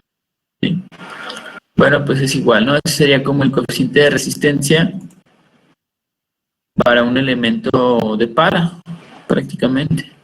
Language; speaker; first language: Spanish; native; Spanish